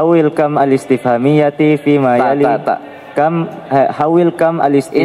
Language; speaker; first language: Arabic; non-native, learner; Indonesian